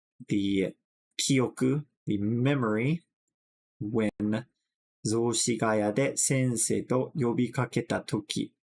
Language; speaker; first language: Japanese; non-native, fluent; English